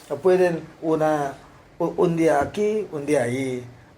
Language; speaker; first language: Spanish; non-native, learner; Indonesian